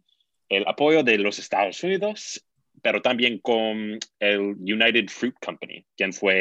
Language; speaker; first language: Spanish; non-native, fluent; English